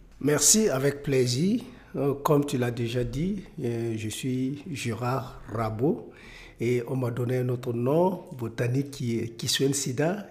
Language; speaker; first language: French; non-native, local second language; Mossi